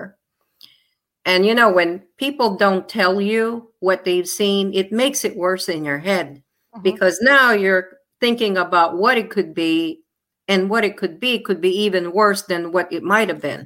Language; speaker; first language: English; non-native, local second language; Filipino